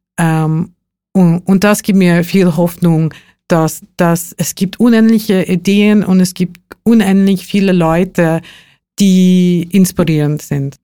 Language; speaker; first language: German; non-native, fluent; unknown